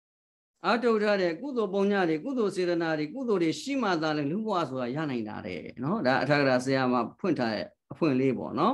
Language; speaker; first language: Burmese; native; Burmese